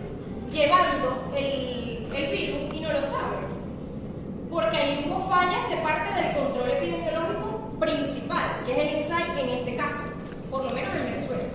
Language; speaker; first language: Spanish; native; Spanish